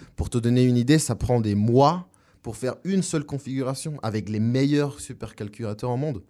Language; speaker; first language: French; non-native, fluent; Spanish